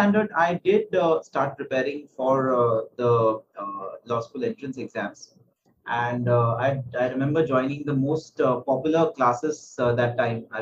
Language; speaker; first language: English; non-native, local second language; Marathi